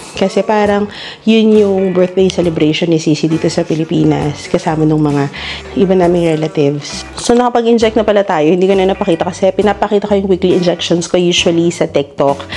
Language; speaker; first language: Filipino; native; Filipino